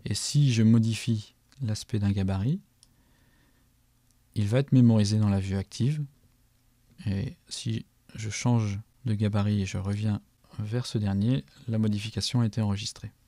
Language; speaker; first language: French; native; French